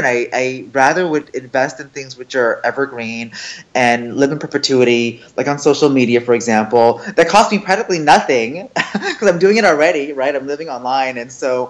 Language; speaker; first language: English; early bilingual, other home language; Chinese